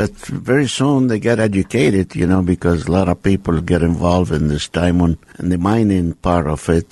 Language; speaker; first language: English; non-native, fluent; Arabic